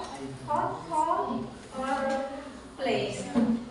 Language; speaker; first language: English; non-native, learner; Indonesian